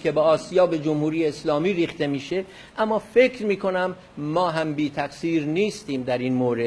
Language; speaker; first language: Persian; non-native, local second language; Kurdish